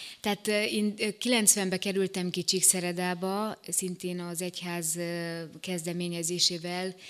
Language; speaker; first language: Hungarian; native; Hungarian